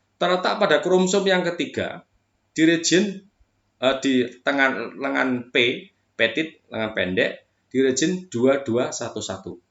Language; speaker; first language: Indonesian; native; Indonesian